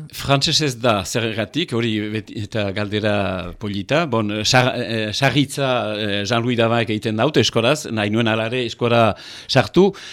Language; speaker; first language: Basque; native; Basque